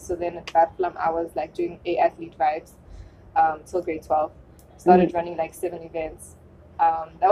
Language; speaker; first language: English; non-native, local second language; German